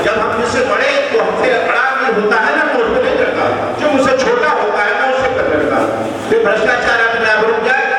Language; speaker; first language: Hindi; native; Hindi